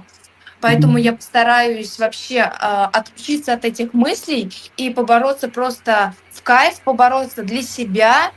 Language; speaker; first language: Russian; native; Russian